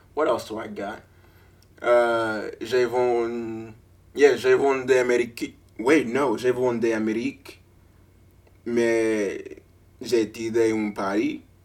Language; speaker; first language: French; non-native, learner; English